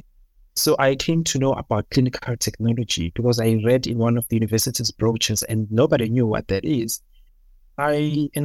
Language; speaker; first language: English; non-native, local second language; Zulu